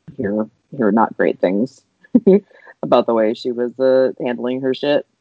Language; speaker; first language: English; native; English